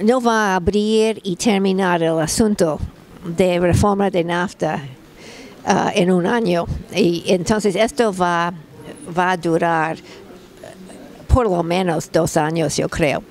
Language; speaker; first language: Spanish; non-native, fluent; English